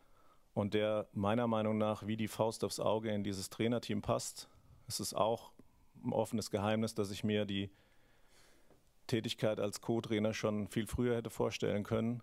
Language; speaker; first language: German; native; German